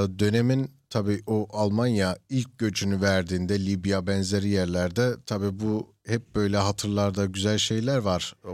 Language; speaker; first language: Turkish; early bilingual, heritage; Turkish